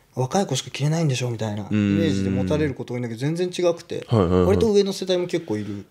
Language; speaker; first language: Japanese; native; Japanese